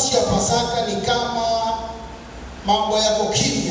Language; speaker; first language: Swahili; native; Swahili